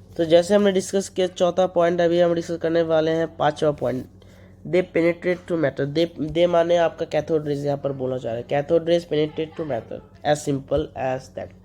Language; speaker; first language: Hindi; non-native, local second language; Bangla